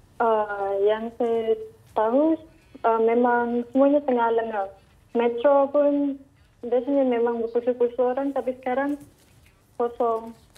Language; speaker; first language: Malay; native; Malay